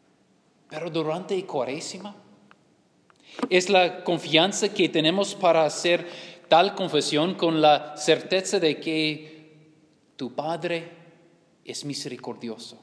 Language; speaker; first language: Spanish; non-native, learner; English